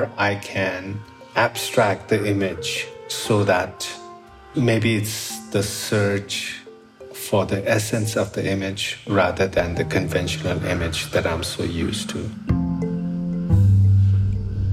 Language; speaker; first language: English; non-native, local second language; Sherpa